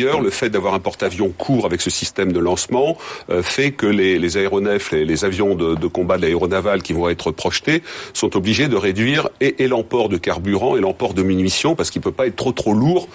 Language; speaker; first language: French; native; French